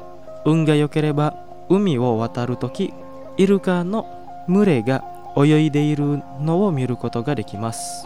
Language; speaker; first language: Japanese; non-native, fluent; Indonesian